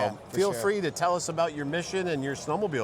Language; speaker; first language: English; native; English